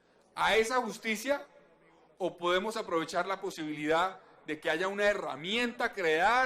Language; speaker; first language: Spanish; native; Spanish